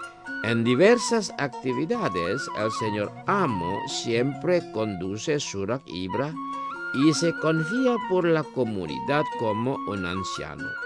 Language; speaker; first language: Spanish; non-native, fluent; Indonesian